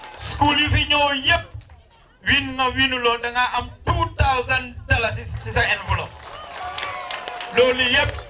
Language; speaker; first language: Wolof; native; Wolof